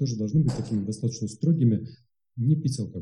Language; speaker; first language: Russian; native; Russian